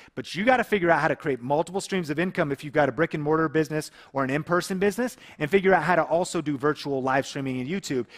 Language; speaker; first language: English; native; English